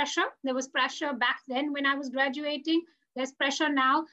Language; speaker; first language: English; non-native, local second language; Hindi